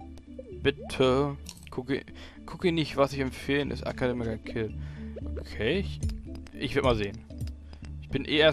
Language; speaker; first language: German; native; German